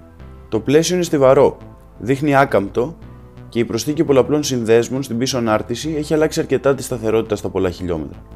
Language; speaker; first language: Greek; native; Greek